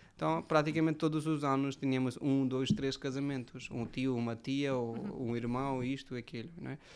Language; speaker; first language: Portuguese; non-native, fluent; Hindi